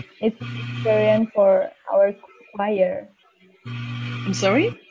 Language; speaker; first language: English; non-native, learner; Indonesian